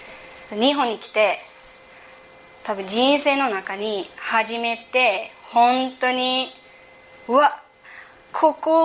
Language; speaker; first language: Japanese; early bilingual, heritage; English